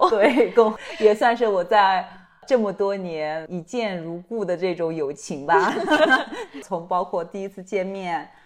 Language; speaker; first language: Chinese; non-native, local second language; Kazakh